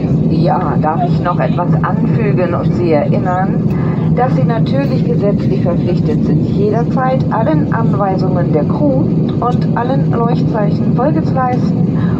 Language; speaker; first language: German; native; German